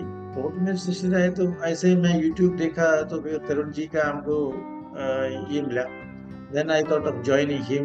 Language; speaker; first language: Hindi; non-native, local second language; Malayalam